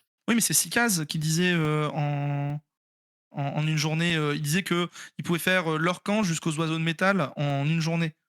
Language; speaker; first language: French; native; French